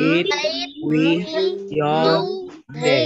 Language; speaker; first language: English; non-native, learner; Indonesian